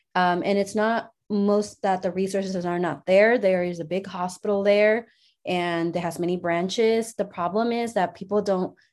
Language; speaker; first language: English; early bilingual, other home language; Spanish